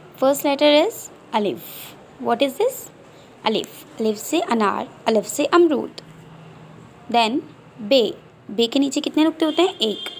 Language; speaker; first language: Urdu; native; Urdu